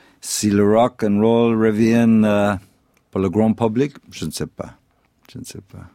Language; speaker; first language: French; non-native, fluent; English